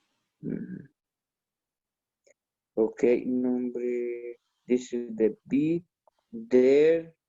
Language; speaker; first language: English; non-native, learner; Spanish